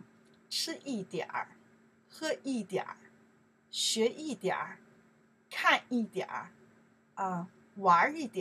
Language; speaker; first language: Chinese; non-native, learner; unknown